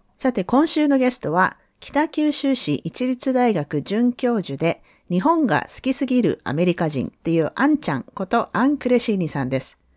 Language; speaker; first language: Japanese; native; Japanese